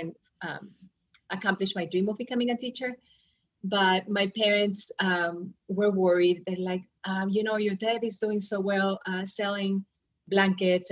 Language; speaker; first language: English; non-native, fluent; Spanish